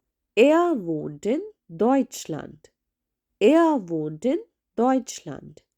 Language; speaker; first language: German; non-native, fluent; Hindi